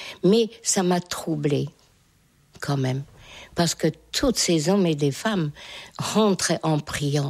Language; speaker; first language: French; non-native, fluent; Hungarian